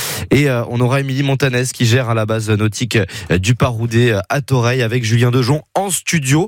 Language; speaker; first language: French; native; French